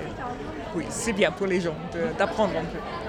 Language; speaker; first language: French; non-native, fluent; German